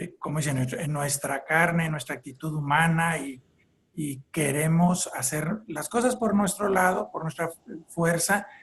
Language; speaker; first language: Spanish; native; Spanish